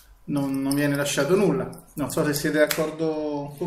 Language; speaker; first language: Italian; native; Italian